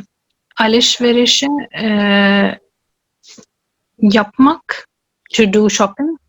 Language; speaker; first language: Turkish; non-native, learner; Urdu